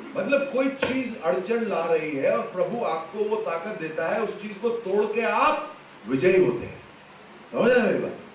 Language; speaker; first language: Hindi; non-native, local second language; Punjabi